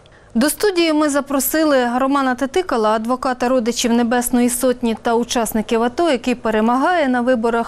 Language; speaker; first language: Ukrainian; native; Ukrainian